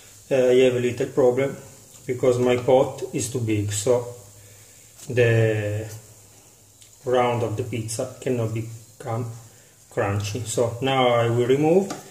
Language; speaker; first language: English; non-native, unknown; Italian